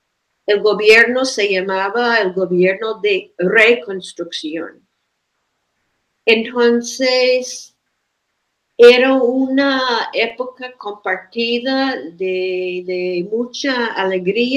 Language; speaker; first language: Spanish; non-native, fluent; English